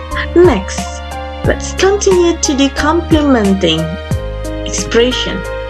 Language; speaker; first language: English; non-native, fluent; Indonesian